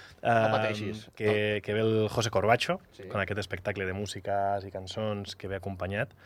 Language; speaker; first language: Catalan; non-native, local second language; Spanish